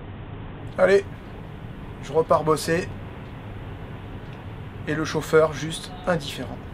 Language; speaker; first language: French; native; French